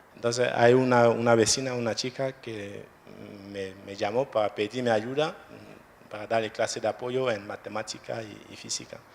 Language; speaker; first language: Spanish; non-native, fluent; French